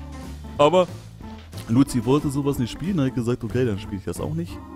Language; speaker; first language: German; native; German